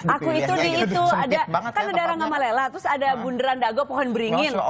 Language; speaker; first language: Indonesian; native; Indonesian